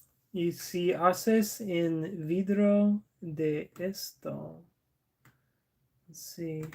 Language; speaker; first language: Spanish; non-native, learner; English